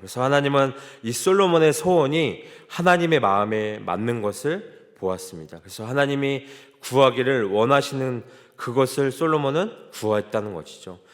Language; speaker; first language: Korean; native; Korean